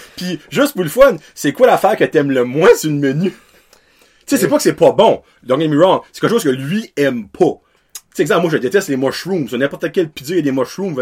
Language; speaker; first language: French; native; French